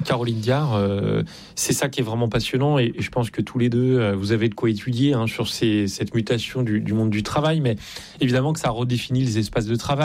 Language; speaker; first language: French; native; French